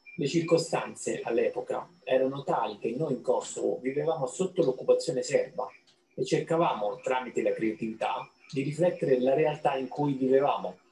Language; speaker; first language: Italian; non-native, fluent; Albanian